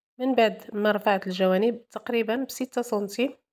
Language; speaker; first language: Arabic; native; Arabic